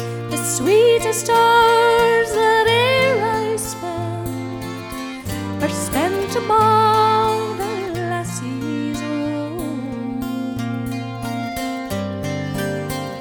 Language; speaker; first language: English; native; English